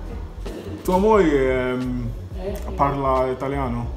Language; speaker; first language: Italian; non-native, learner; English